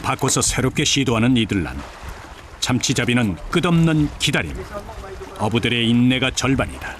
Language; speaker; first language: Korean; native; Korean